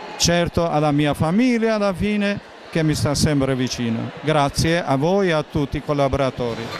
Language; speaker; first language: Italian; non-native, fluent; Albanian